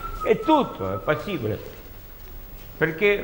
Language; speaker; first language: Italian; non-native, learner; Russian